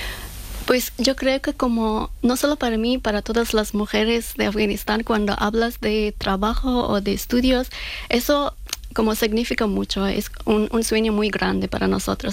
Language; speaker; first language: Spanish; non-native, learner; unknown